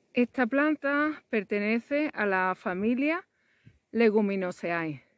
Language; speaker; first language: Spanish; native; Spanish